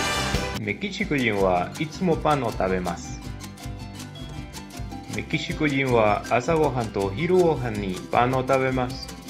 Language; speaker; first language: Japanese; non-native, learner; Spanish